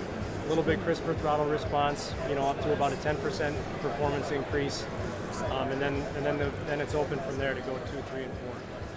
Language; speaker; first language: English; native; English